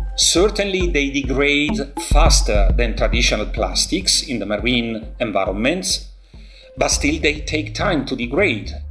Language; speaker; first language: English; non-native, fluent; Italian